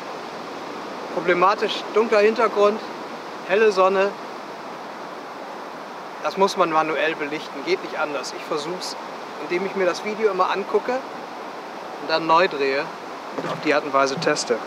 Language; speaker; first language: German; native; German